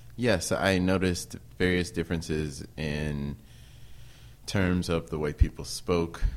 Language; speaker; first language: English; native; English